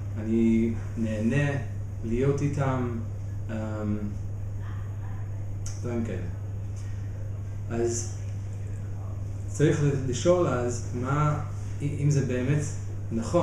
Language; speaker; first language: Hebrew; non-native, fluent; English